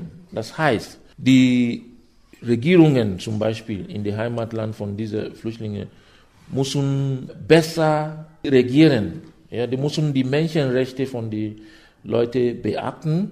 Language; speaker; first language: German; non-native, fluent; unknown